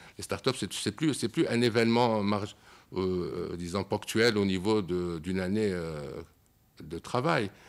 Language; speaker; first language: French; non-native, local second language; Arabic